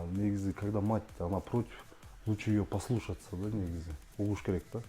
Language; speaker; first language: Russian; non-native, local second language; Kyrgyz